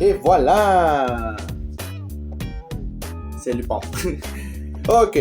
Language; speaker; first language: French; non-native, learner; Spanish